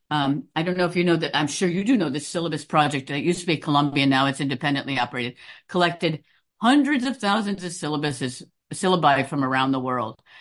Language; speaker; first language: English; native; English